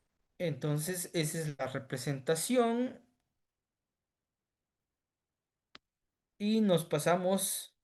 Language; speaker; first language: Spanish; native; Spanish